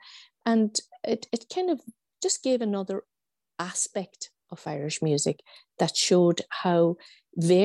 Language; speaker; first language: English; native; English